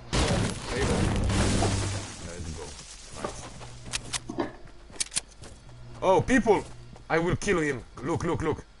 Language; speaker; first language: English; non-native, learner; French